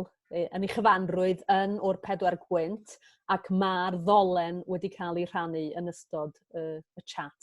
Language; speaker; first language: Welsh; native; Welsh